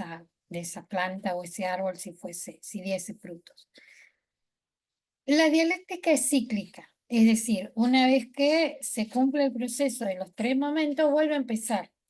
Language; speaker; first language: Spanish; native; Spanish